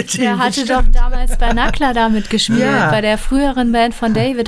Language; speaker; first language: German; native; German